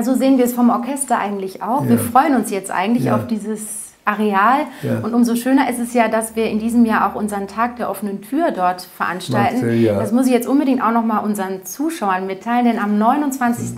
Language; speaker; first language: German; native; German